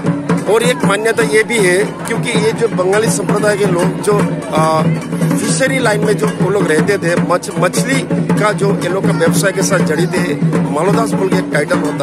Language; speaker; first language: Hindi; non-native, local second language; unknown